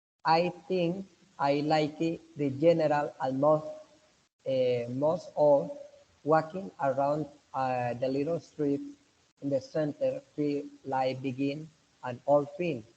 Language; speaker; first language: English; non-native, learner; Spanish